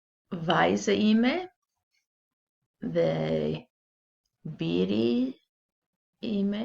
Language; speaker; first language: Albanian; non-native, learner; English